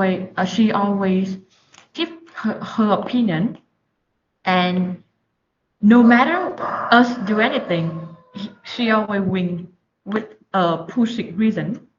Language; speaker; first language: English; non-native, learner; Vietnamese